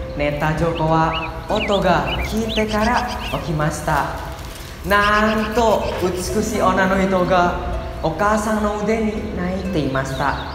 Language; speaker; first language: Japanese; non-native, learner; Indonesian